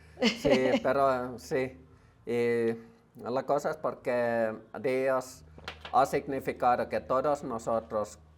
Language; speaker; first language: Spanish; non-native, learner; Finnish